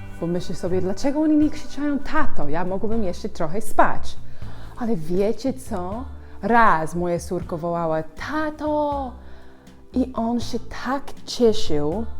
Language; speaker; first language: Polish; non-native, learner; English